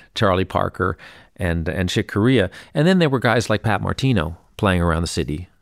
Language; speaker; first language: English; native; English